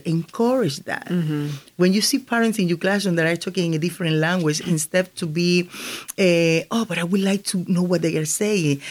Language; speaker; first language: English; non-native, fluent; Spanish